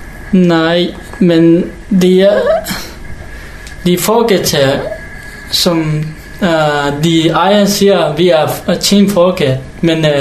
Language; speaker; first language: Danish; non-native, learner; Hakha Chin